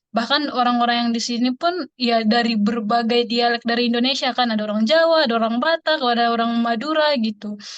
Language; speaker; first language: Indonesian; native; Indonesian